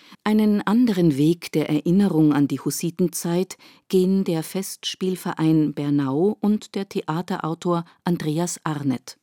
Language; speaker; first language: German; native; German